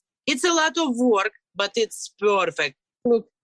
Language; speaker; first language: English; non-native, learner; Ukrainian